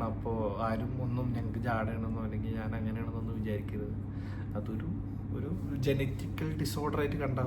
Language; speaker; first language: Malayalam; native; Malayalam